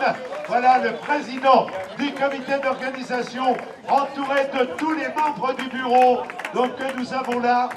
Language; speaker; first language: French; native; French